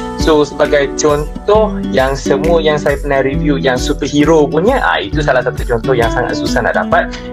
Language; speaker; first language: Malay; non-native, local second language; Chinese